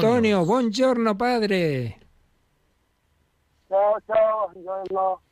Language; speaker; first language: Italian; non-native, learner; Spanish